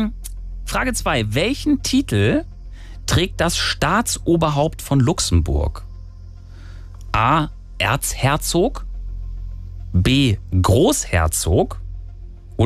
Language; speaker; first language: German; native; German